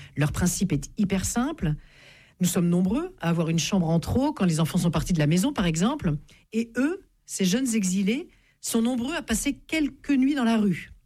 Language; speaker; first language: French; native; French